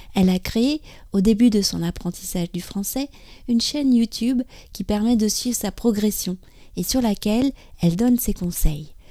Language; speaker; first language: French; native; French